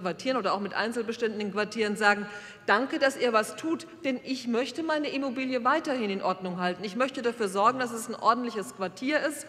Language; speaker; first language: German; native; German